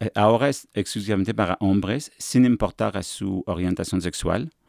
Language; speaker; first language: Spanish; non-native, fluent; French